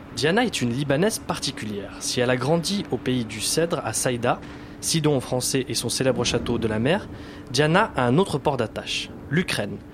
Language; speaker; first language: French; native; French